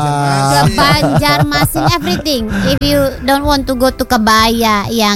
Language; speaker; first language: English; non-native, learner; Indonesian